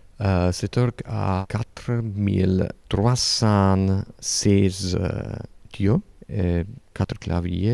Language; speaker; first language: French; non-native, learner; Slovak